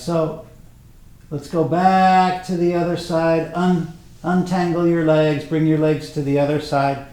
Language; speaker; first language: English; native; English